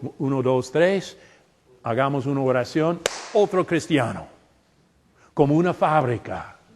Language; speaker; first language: Spanish; non-native, fluent; English